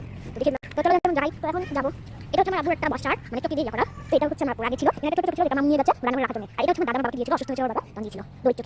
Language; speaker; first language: Bangla; native; Bangla